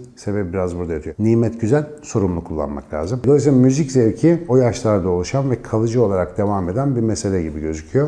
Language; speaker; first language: Turkish; native; Turkish